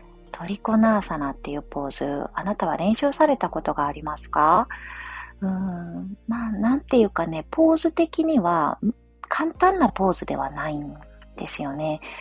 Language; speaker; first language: Japanese; native; Japanese